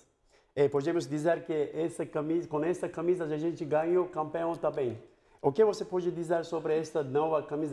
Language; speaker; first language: Portuguese; non-native, fluent; Turkish